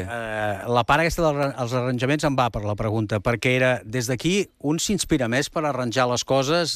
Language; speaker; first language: Catalan; native; Catalan